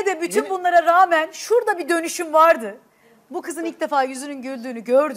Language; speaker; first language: Turkish; native; Turkish